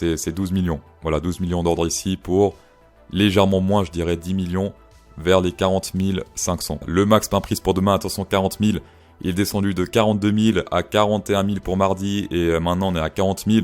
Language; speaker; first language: French; native; French